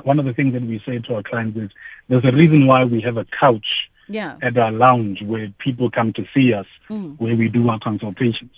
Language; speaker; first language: English; non-native, local second language; Tswana